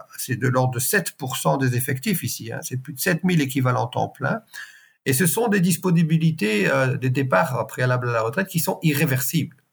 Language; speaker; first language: French; native; French